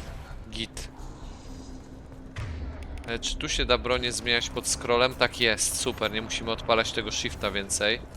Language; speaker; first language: Polish; native; Polish